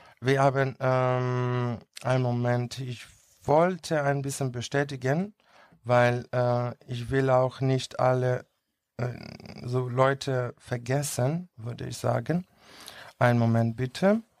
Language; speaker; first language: German; non-native, learner; Greek